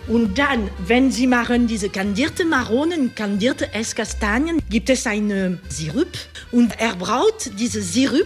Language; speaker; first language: German; non-native, learner; French